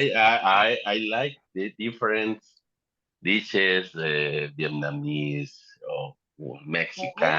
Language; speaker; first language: English; non-native, learner; Spanish